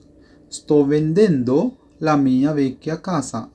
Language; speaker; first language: Italian; non-native, fluent; Sinhala